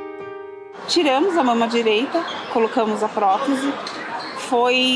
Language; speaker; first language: Portuguese; native; Portuguese